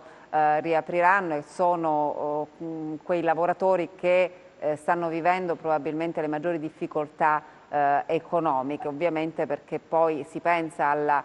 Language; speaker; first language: Italian; native; Italian